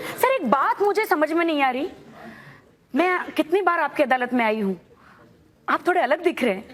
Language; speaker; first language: Hindi; native; Hindi